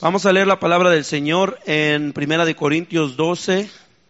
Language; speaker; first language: Spanish; native; Spanish